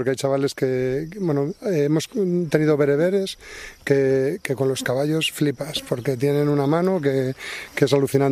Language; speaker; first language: Spanish; native; Spanish